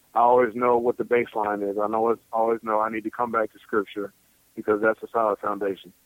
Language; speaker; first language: English; native; English